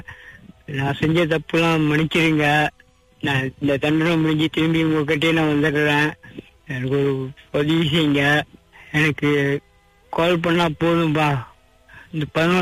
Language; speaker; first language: Tamil; early bilingual, heritage; Tamil